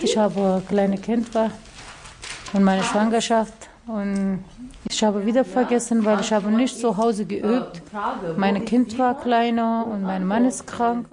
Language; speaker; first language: German; non-native, learner; Persian